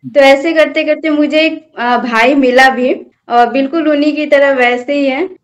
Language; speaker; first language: Hindi; native; Hindi